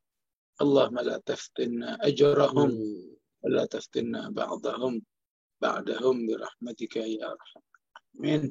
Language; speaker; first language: Arabic; non-native, fluent; Indonesian